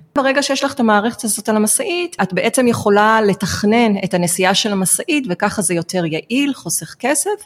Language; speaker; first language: Hebrew; non-native, fluent; English